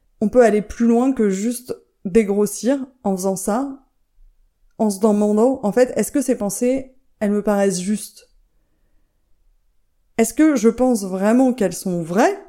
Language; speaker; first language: French; native; French